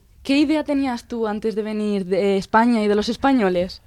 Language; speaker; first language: Spanish; native; Spanish